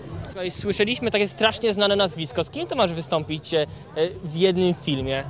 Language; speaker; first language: Polish; native; Polish